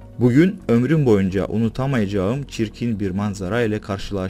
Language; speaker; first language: Turkish; non-native, fluent; Russian